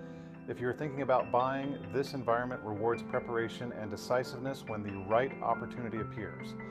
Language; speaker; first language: English; native; English